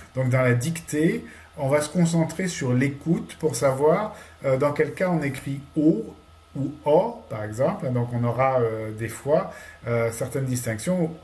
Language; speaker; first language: French; native; French